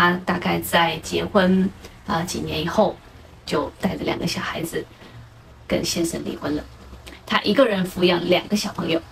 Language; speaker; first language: Chinese; native; Chinese